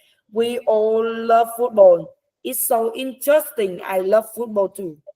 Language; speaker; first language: English; non-native, learner; Vietnamese